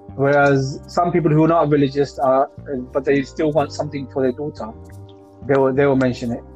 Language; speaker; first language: English; native; English